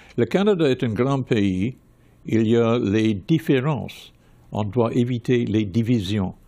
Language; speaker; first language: French; non-native, fluent; English